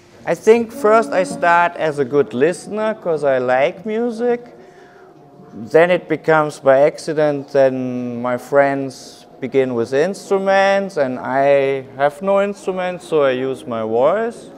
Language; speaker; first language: English; non-native, fluent; German